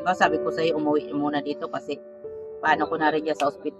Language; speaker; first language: Filipino; non-native, local second language; Bikol